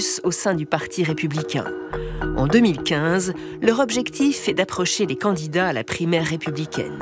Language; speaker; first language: French; native; French